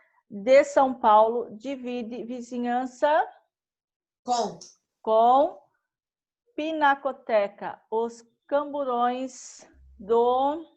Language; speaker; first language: Portuguese; native; Portuguese